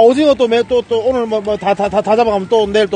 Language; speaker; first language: Korean; native; Korean